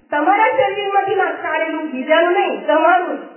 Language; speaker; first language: Hindi; non-native, local second language; Gujarati